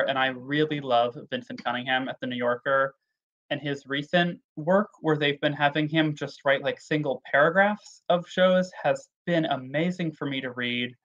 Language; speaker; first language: English; native; English